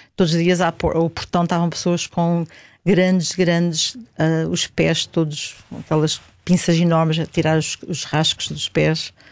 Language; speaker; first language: Portuguese; native; Portuguese